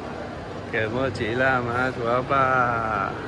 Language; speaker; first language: Spanish; native; Spanish